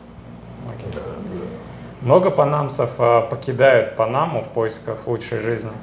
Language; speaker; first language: Russian; native; Russian